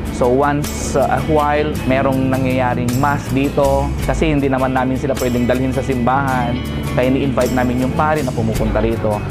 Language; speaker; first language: Filipino; native; Filipino